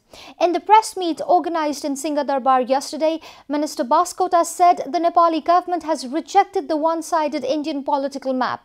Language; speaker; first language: English; non-native, local second language; Nepali